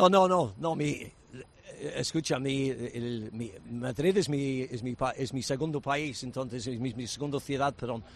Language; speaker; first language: Spanish; non-native, learner; English